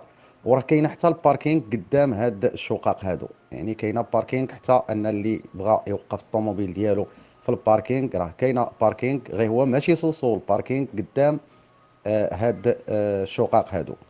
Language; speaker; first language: Arabic; native; Arabic